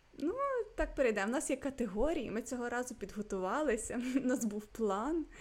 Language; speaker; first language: Ukrainian; non-native, local second language; Russian